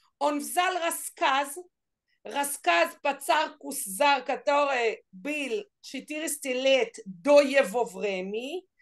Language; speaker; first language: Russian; non-native, learner; Hebrew